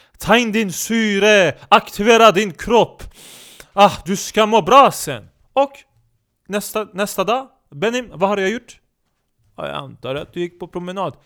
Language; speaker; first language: Swedish; early bilingual, other home language; Turkish